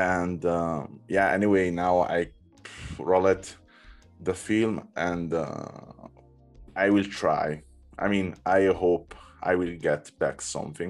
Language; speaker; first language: English; non-native, learner; Italian